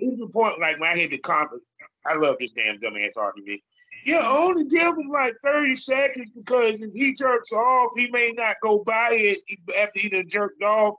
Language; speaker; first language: English; native; English